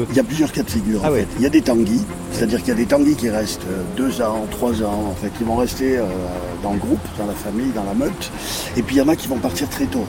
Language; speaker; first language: French; native; French